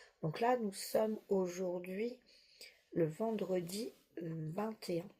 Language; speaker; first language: French; native; French